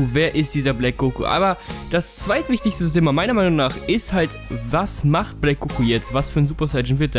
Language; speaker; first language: German; native; German